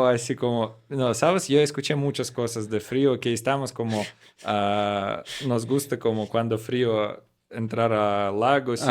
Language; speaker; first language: Spanish; non-native, learner; Russian